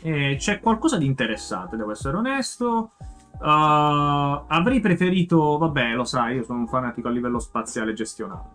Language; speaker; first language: Italian; native; Italian